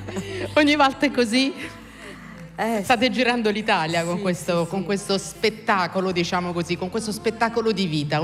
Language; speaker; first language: Italian; native; Italian